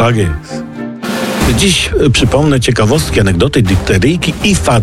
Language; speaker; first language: Polish; native; Polish